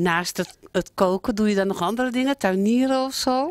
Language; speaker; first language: Dutch; native; Dutch